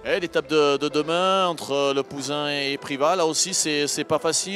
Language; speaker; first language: French; native; French